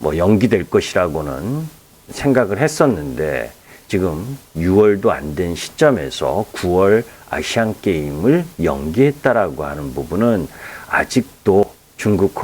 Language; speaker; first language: Korean; native; Korean